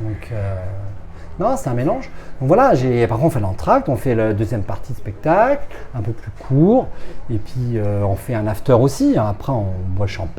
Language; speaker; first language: French; native; French